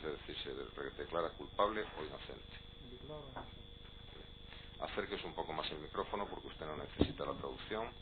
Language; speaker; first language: Spanish; native; Spanish